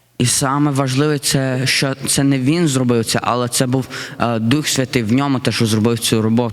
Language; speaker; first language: Ukrainian; early bilingual, heritage; Ukrainian